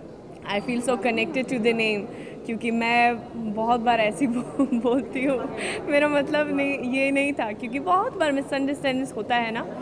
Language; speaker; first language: Hindi; non-native, fluent; Swedish